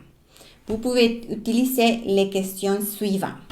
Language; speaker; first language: French; non-native, fluent; Spanish